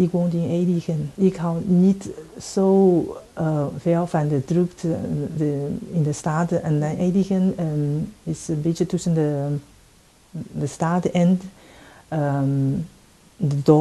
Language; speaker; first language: Dutch; non-native, fluent; Chinese